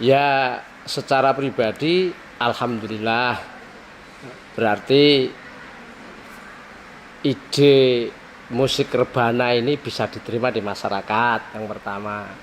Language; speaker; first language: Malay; non-native, local second language; Javanese